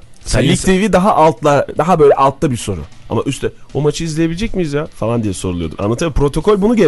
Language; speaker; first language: Turkish; native; Turkish